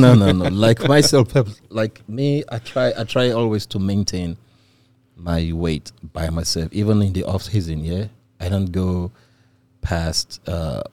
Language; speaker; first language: English; non-native, local second language; Igbo